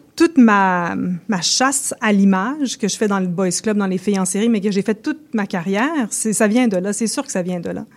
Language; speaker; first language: French; native; French